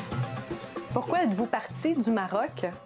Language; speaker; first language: French; native; French